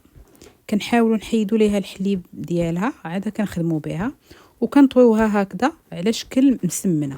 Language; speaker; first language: Arabic; native; Arabic